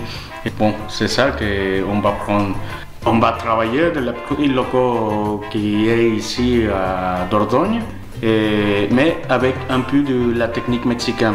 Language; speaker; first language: French; non-native, learner; Spanish